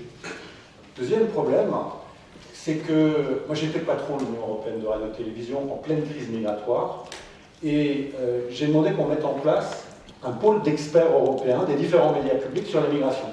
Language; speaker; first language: French; native; French